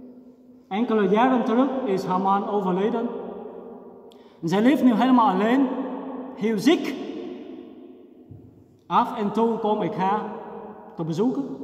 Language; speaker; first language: Dutch; non-native, fluent; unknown